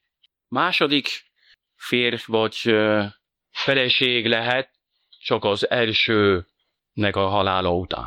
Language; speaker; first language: Hungarian; non-native, fluent; French